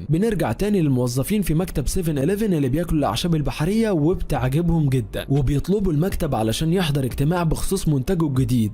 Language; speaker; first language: Arabic; native; Arabic